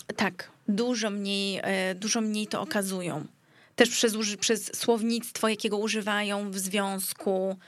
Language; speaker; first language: Polish; early bilingual, heritage; Greek